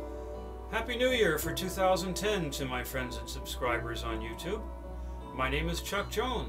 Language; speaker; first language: English; native; English